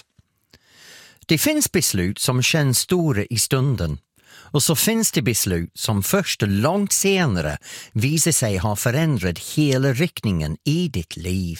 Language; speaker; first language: Swedish; non-native, fluent; English